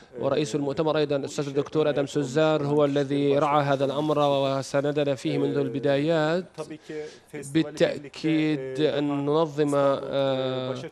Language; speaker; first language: Arabic; non-native, fluent; Turkish